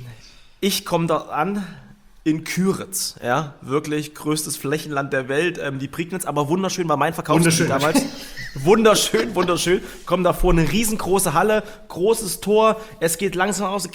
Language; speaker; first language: German; native; German